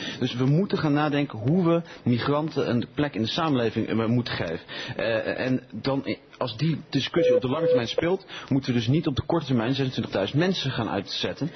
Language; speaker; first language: Dutch; early bilingual, other home language; Spanish